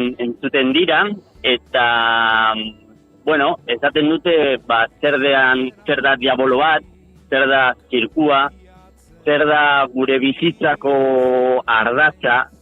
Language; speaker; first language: Basque; non-native, local second language; Spanish